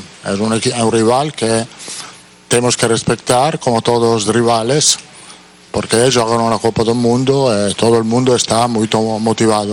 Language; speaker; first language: Portuguese; non-native, fluent; Italian